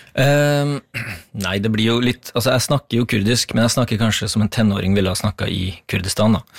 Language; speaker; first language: Norwegian; early bilingual, other home language; Kurdish